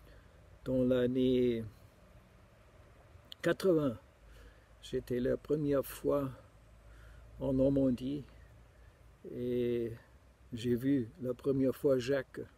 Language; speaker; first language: French; non-native, fluent; German